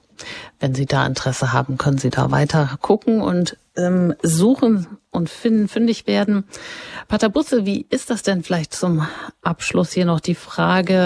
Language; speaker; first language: German; native; German